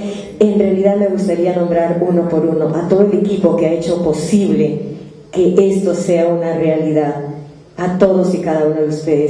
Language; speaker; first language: Spanish; native; Spanish